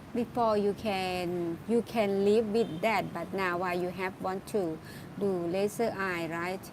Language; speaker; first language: English; non-native, learner; Thai